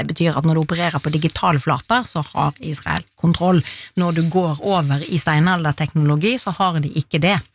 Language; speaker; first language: Norwegian; native; Norwegian